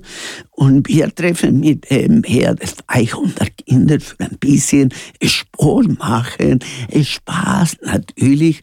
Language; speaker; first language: German; non-native, learner; Spanish